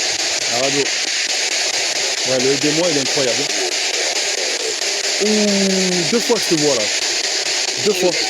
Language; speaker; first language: French; native; French